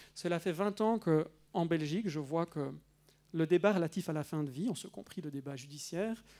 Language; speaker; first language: French; native; French